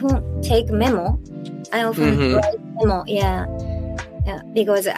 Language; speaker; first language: English; non-native, learner; Japanese